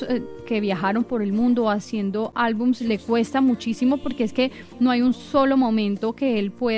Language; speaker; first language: Spanish; native; Spanish